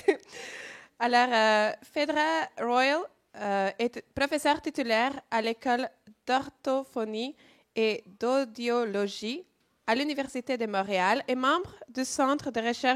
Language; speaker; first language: French; non-native, learner; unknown